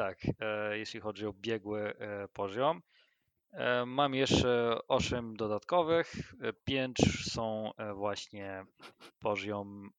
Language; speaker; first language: Polish; non-native, learner; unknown